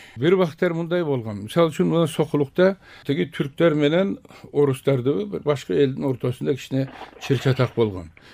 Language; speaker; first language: Kyrgyz; non-native, local second language; Tajik